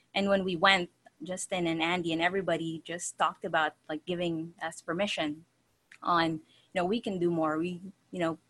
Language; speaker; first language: English; non-native, local second language; Filipino